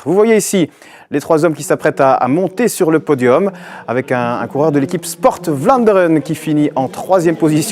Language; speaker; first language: French; native; French